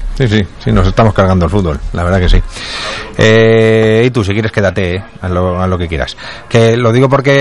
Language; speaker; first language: Spanish; native; Spanish